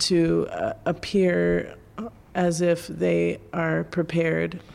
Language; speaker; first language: English; native; English